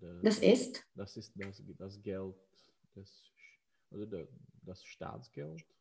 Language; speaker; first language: German; non-native, learner; Czech